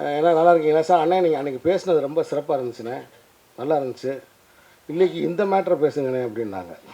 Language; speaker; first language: Tamil; native; Tamil